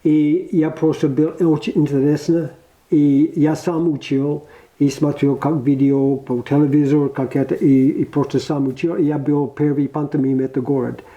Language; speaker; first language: Russian; non-native, learner; English